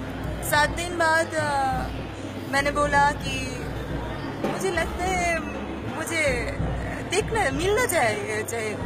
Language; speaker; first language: Hindi; non-native, learner; Bangla